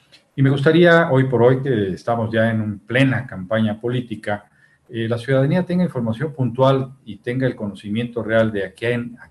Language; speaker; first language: Spanish; native; Spanish